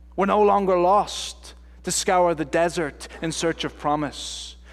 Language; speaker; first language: English; native; English